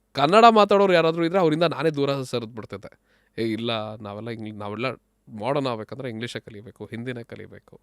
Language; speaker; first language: Kannada; non-native, local second language; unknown